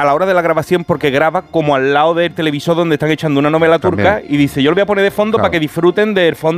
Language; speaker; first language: Spanish; native; Spanish